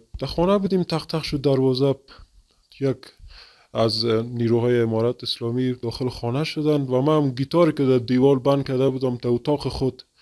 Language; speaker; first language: Persian; native; Persian